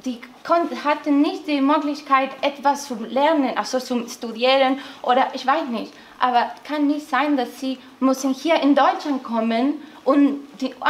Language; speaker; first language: German; non-native, learner; Spanish